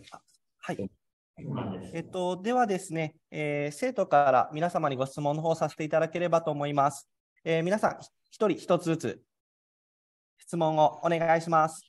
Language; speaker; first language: Japanese; native; Japanese